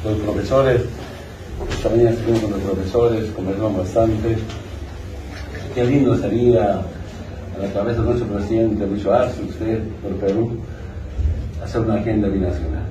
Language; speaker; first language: Spanish; non-native, local second language; Aymara